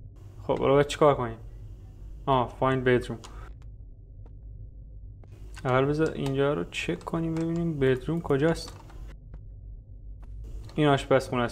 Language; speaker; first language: Persian; native; Persian